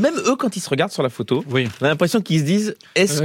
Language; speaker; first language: French; native; French